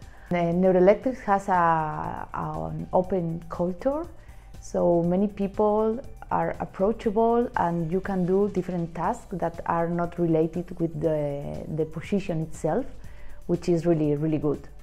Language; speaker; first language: English; non-native, fluent; Spanish